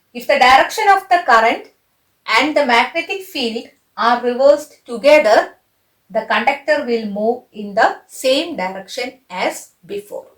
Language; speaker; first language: English; non-native, local second language; Malayalam